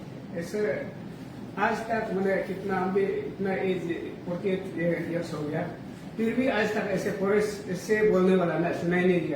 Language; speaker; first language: Hindi; non-native, local second language; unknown